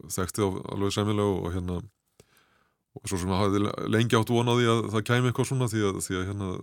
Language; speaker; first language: Icelandic; native; Icelandic